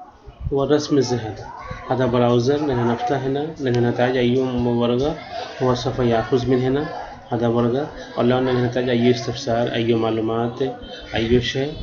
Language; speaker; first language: Arabic; non-native, learner; Urdu